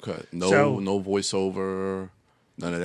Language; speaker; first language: English; native; English